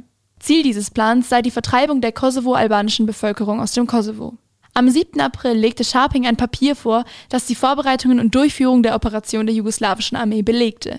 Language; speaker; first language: German; native; German